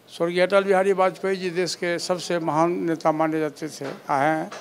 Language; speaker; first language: Hindi; native; Hindi